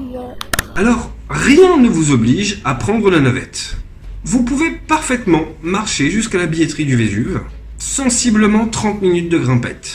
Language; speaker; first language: French; native; French